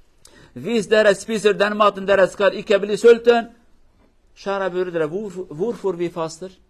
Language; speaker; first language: Norwegian; non-native, learner; Kurdish